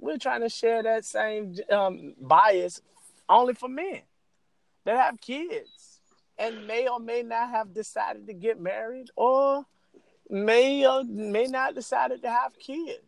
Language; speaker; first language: English; native; English